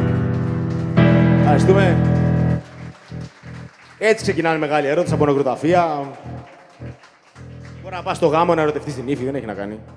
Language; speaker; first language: Greek; native; Greek